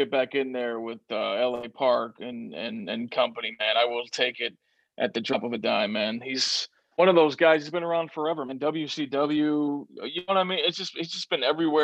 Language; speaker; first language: English; native; English